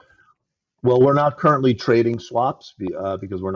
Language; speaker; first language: English; native; English